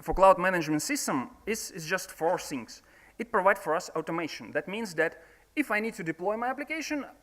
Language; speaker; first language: English; non-native, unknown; Russian